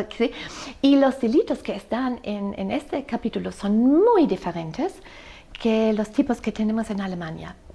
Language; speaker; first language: Spanish; non-native, fluent; German